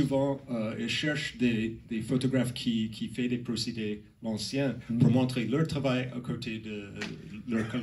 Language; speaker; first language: French; non-native, learner; English